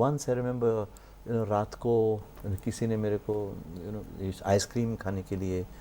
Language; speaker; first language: Hindi; non-native, local second language; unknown